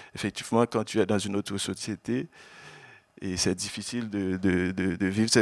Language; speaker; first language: French; non-native, local second language; Haitian Creole